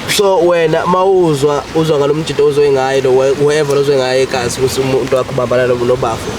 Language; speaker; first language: Zulu; native; Zulu